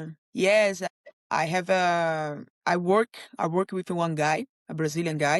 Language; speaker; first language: English; non-native, learner; Portuguese